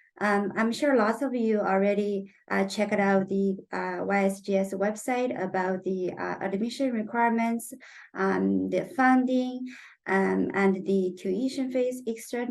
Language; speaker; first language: English; non-native, fluent; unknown